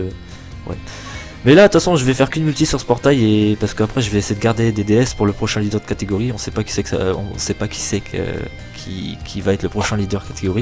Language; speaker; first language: French; native; French